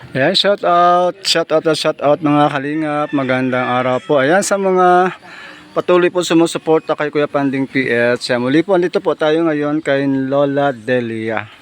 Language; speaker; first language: Filipino; non-native, local second language; Bikol